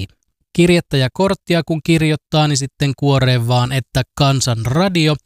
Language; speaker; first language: Finnish; native; Finnish